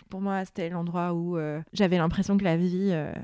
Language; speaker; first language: French; non-native, local second language; Arabic